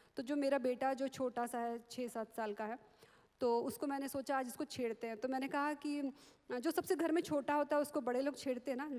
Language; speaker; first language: Hindi; non-native, local second language; Marathi